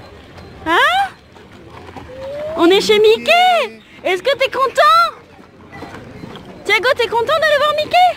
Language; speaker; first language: French; native; French